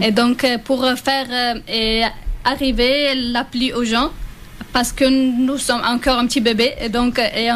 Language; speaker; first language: French; non-native, fluent; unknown